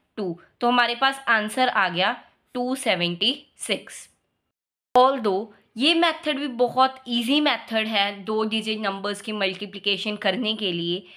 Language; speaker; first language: Hindi; non-native, local second language; Punjabi